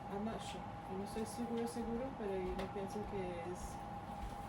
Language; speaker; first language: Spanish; early bilingual, heritage; Spanish